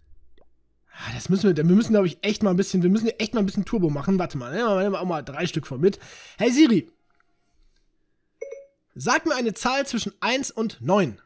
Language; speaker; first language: German; native; German